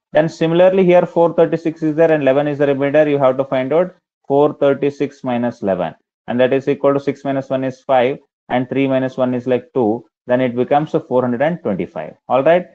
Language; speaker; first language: English; non-native, local second language; Kannada